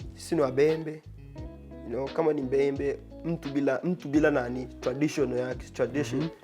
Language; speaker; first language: Swahili; non-native, local second language; Bembe